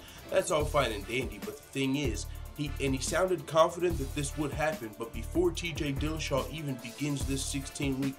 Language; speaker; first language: English; native; English